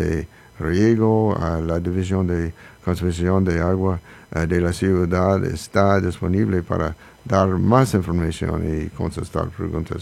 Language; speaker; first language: Spanish; non-native, learner; English